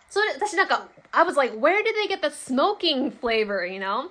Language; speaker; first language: English; non-native, fluent; Japanese